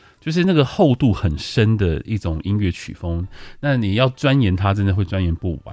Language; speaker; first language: Chinese; native; Chinese